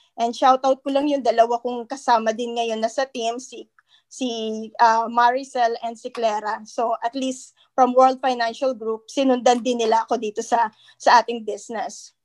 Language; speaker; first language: Filipino; native; Filipino